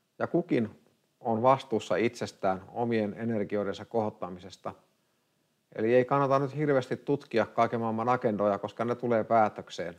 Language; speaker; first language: Finnish; native; Finnish